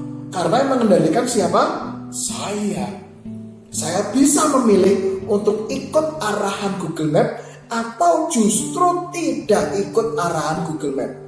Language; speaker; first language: Indonesian; native; Indonesian